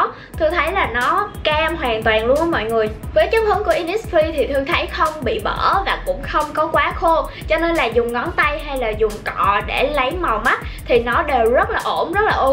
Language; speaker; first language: Vietnamese; native; Vietnamese